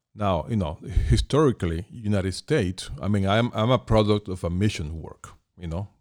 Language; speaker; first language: English; non-native, fluent; Spanish